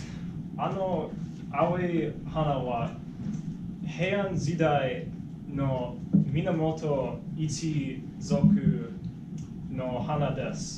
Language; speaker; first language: Japanese; non-native, learner; English